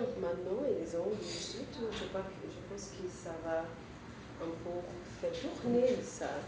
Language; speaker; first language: French; non-native, fluent; Spanish